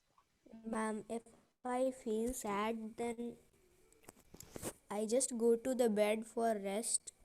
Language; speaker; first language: English; non-native, learner; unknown